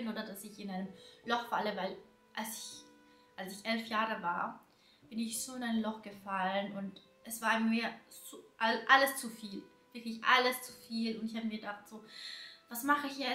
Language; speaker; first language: German; early bilingual, other home language; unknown